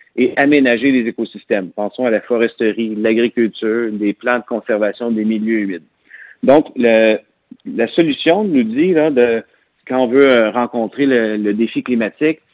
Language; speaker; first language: French; native; French